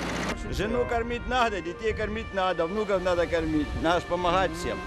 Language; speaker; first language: Russian; native; Russian